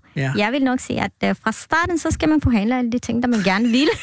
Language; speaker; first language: Danish; non-native, fluent; Spanish